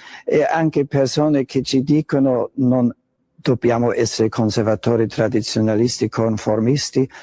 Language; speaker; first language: Italian; non-native, fluent; German